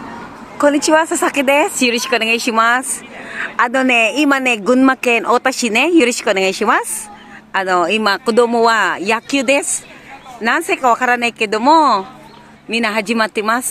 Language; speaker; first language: Japanese; non-native, learner; Filipino